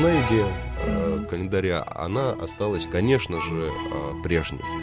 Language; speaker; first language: Russian; native; Russian